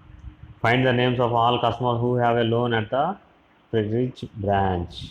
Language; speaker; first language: English; non-native, local second language; Telugu